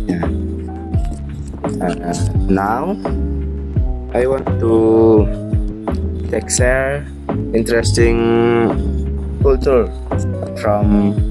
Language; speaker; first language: English; non-native, learner; Indonesian